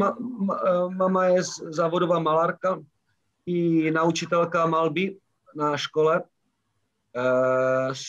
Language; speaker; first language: Polish; non-native, learner; Czech